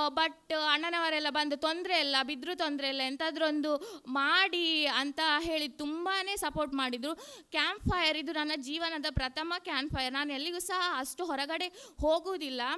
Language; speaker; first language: Kannada; non-native, local second language; Tulu